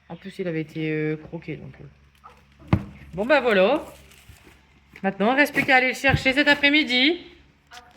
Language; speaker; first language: French; native; French